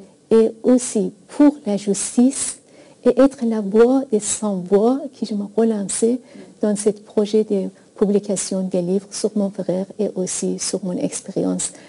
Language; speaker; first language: French; non-native, fluent; Persian